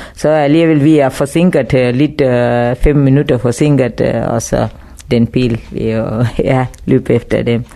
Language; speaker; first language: Danish; non-native, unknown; Tamil